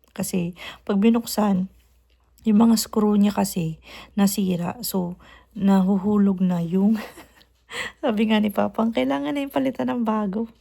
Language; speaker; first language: Filipino; non-native, local second language; Cebuano